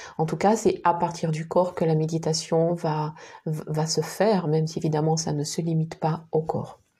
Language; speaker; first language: French; native; French